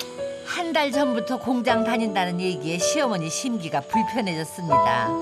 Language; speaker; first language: Korean; native; Korean